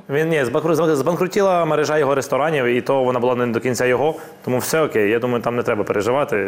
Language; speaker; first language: Ukrainian; non-native, local second language; Russian